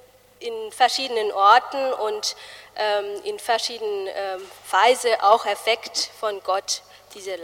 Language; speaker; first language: German; non-native, fluent; Malagasy